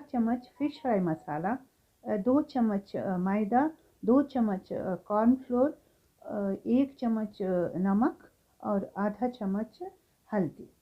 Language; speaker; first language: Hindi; non-native, local second language; Tulu